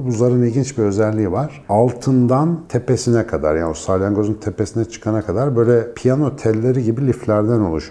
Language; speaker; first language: Turkish; native; Turkish